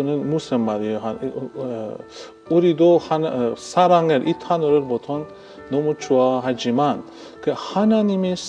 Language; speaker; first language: Korean; non-native, learner; Persian